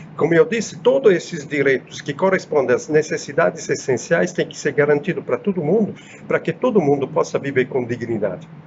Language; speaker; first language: Portuguese; non-native, fluent; Italian